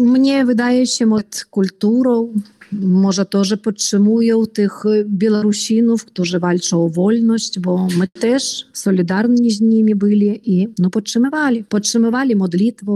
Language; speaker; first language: Polish; early bilingual, heritage; Polish